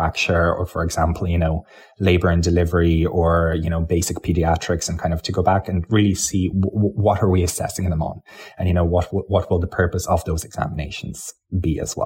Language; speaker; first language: English; non-native, local second language; Lithuanian